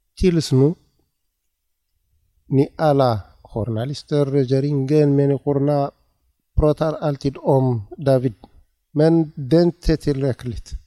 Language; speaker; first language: Swedish; non-native, learner; Tigrinya